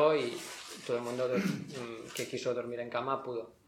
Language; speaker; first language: Spanish; native; Spanish